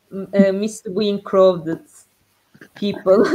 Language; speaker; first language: English; non-native, learner; Turkish